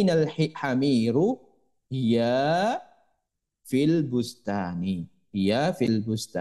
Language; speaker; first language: Arabic; non-native, fluent; Indonesian